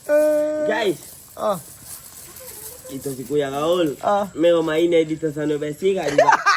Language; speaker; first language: Filipino; non-native, learner; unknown